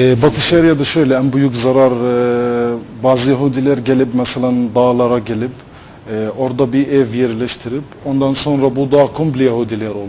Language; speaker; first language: Turkish; non-native, fluent; Arabic